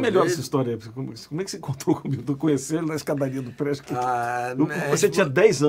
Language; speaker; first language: Portuguese; native; Portuguese